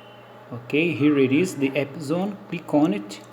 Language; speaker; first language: English; non-native, learner; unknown